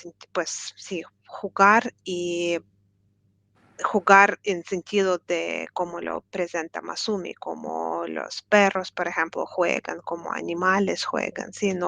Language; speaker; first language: Spanish; non-native, fluent; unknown